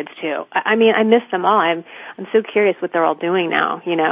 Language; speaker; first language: English; native; English